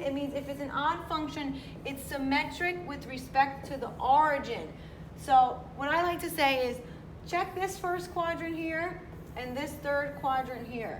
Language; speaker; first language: English; native; English